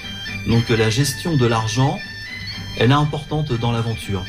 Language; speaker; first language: French; native; French